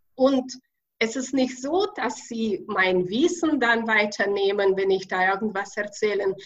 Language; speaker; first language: German; non-native, fluent; Russian